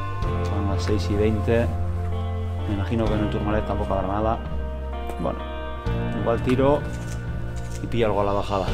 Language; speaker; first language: Spanish; native; Spanish